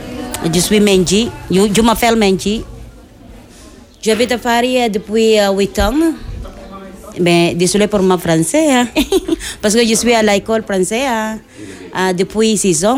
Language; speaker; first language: French; non-native, learner; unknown